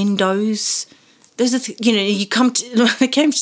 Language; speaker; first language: English; early bilingual, other home language; Persian